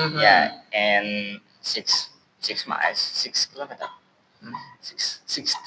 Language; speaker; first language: English; non-native, learner; Indonesian